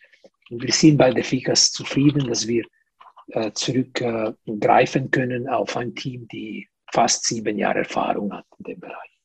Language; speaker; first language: German; non-native, fluent; Italian